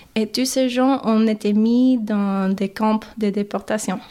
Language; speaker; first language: French; non-native, fluent; English